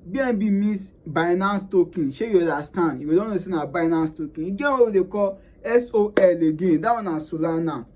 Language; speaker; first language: Nigerian Pidgin; non-native, local second language; Yoruba